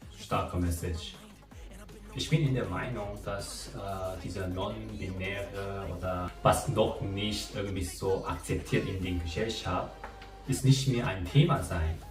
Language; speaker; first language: German; non-native, learner; Korean